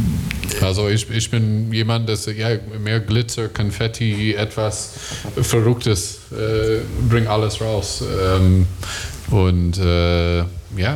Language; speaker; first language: German; non-native, learner; English